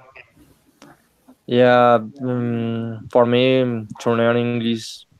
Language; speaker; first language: English; non-native, learner; Spanish